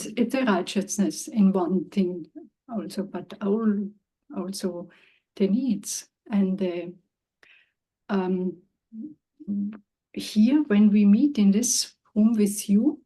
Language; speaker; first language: English; non-native, learner; German